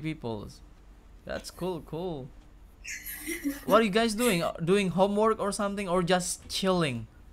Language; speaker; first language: English; non-native, fluent; Indonesian